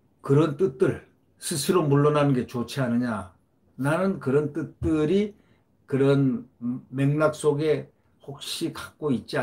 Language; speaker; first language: Korean; native; Korean